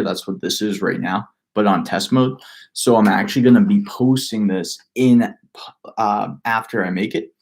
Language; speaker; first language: English; native; English